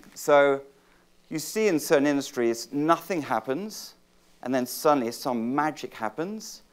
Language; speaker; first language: English; native; English